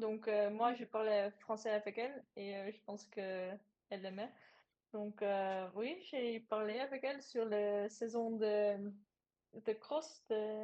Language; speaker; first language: French; non-native, learner; Dutch